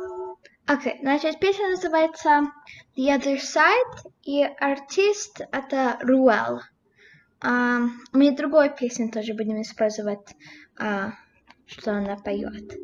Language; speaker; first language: Russian; early bilingual, heritage; Russian